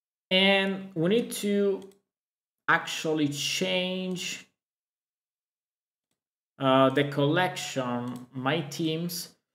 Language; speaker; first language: English; non-native, fluent; Italian